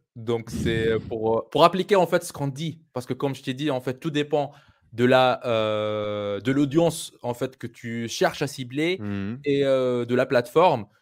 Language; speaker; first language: French; non-native, local second language; Arabic